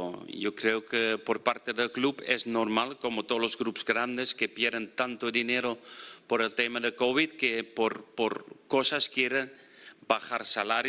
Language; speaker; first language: Spanish; non-native, fluent; Dutch